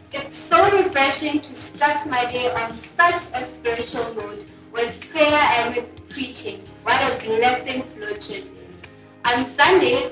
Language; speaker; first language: English; non-native, local second language; Tswana